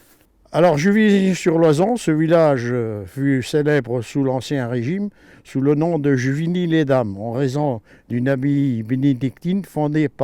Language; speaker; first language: French; native; French